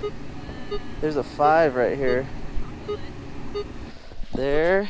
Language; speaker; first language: English; native; English